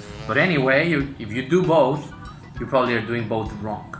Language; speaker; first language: English; non-native, fluent; Spanish